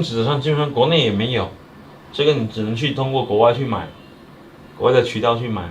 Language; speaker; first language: Chinese; native; Chinese